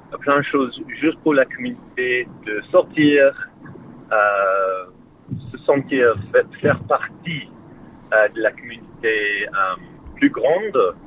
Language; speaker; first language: French; non-native, learner; English